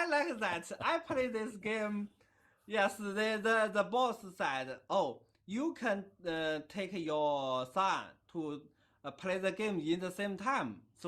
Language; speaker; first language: English; non-native, learner; Chinese